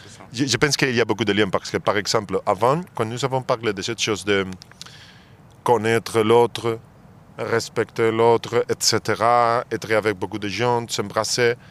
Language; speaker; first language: French; non-native, fluent; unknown